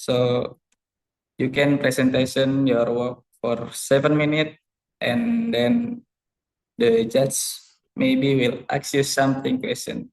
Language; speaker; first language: English; non-native, learner; Indonesian